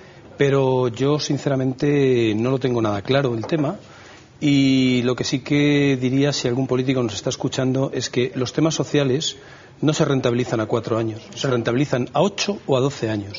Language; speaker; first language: Spanish; native; Spanish